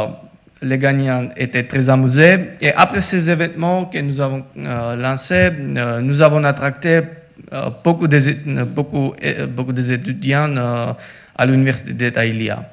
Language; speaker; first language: French; non-native, learner; Georgian